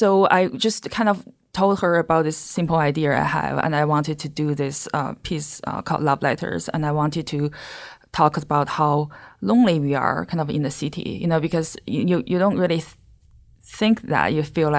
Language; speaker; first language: English; non-native, fluent; Chinese